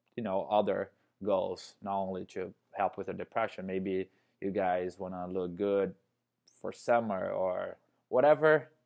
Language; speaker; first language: English; non-native, fluent; Portuguese